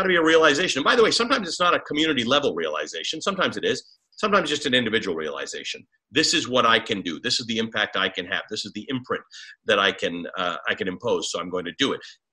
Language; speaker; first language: English; native; English